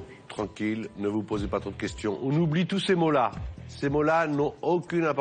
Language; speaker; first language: French; native; French